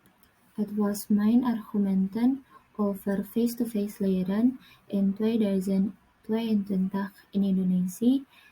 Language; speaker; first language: Dutch; non-native, learner; Indonesian